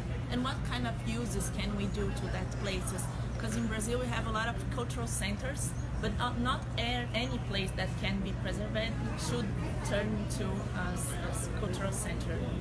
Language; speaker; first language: English; non-native, fluent; Portuguese